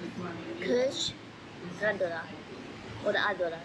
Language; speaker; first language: German; non-native, learner; Japanese